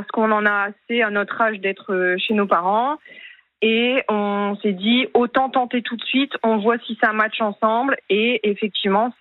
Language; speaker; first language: French; native; French